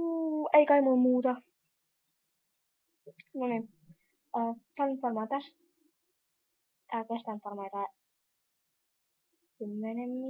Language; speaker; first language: Finnish; native; Finnish